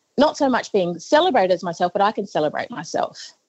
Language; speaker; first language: English; native; English